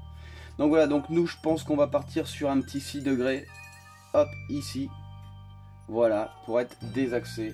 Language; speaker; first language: French; native; French